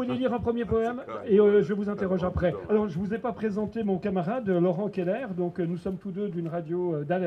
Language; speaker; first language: French; native; French